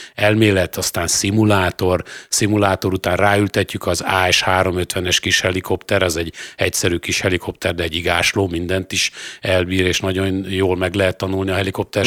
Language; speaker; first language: Hungarian; native; Hungarian